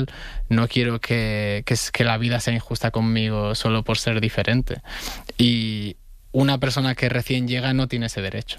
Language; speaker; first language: Spanish; native; Spanish